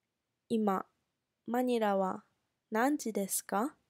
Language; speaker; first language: Japanese; non-native, fluent; English